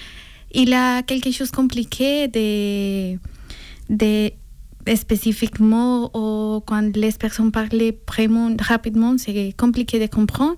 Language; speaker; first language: French; non-native, learner; Spanish